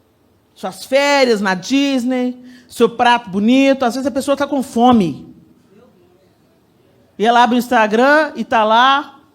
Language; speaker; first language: Portuguese; native; Portuguese